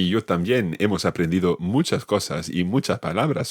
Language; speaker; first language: Spanish; non-native, fluent; English